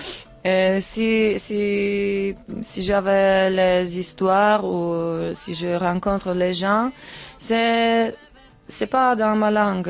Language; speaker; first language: French; non-native, learner; Czech